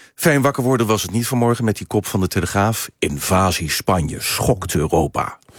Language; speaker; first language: Dutch; native; Dutch